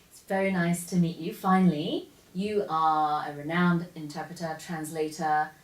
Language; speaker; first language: English; early bilingual, other home language; Korean